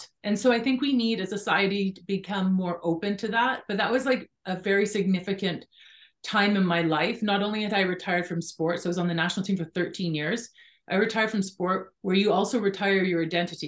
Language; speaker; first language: English; native; English